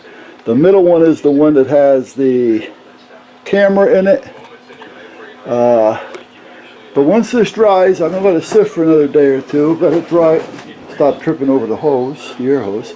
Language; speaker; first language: English; native; English